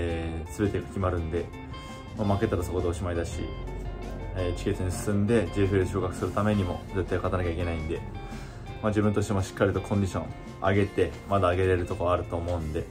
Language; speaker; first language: Japanese; native; Japanese